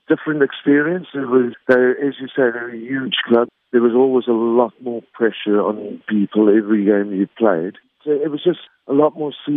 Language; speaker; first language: English; native; English